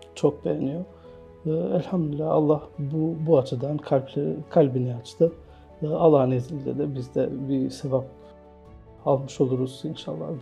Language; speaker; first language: Turkish; non-native, fluent; Albanian